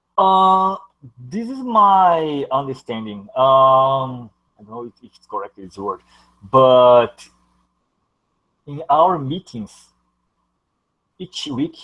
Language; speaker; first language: English; non-native, learner; Portuguese